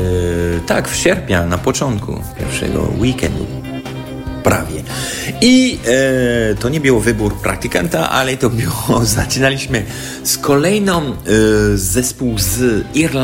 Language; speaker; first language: Polish; non-native, fluent; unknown